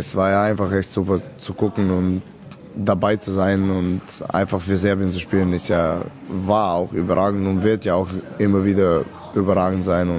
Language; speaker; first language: German; non-native, fluent; Serbian